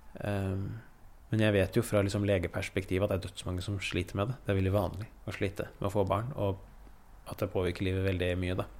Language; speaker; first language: Norwegian; early bilingual, other home language; Persian